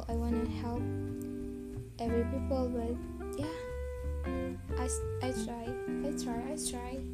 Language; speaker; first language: English; non-native, learner; Indonesian